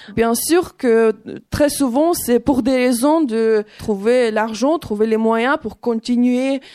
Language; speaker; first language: French; non-native, fluent; Ukrainian